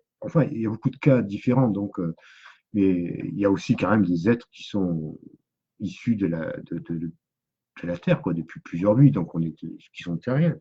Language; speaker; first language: French; native; French